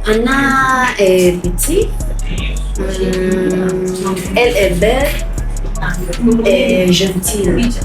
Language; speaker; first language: French; non-native, learner; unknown